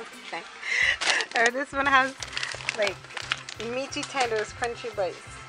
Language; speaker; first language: English; native; English